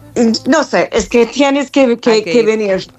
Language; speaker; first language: Spanish; non-native, fluent; English